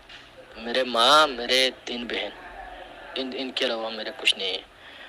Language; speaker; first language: Hindi; non-native, learner; Rohingya